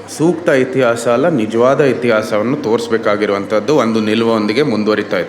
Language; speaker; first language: Kannada; native; Kannada